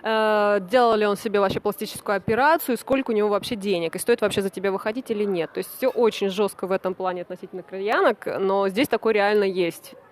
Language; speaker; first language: Russian; native; Russian